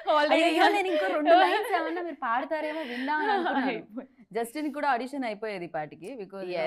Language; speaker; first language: Telugu; native; Telugu